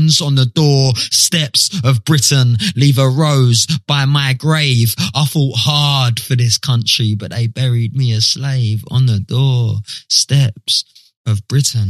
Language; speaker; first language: English; native; English